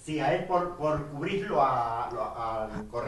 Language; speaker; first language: Spanish; native; Spanish